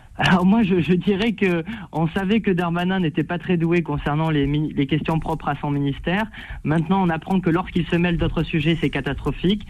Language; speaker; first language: French; native; French